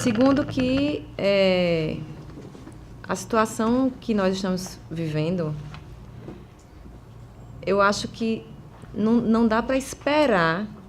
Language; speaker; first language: Portuguese; native; Portuguese